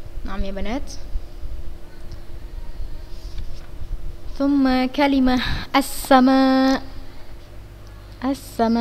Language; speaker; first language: Arabic; non-native, fluent; Indonesian